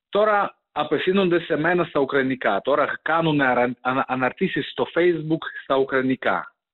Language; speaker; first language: Greek; non-native, fluent; Ukrainian